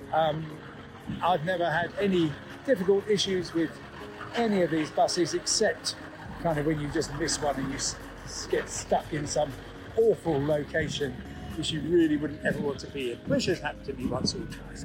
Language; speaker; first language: English; native; English